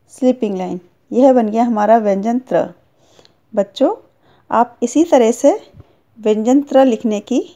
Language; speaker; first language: Hindi; native; Hindi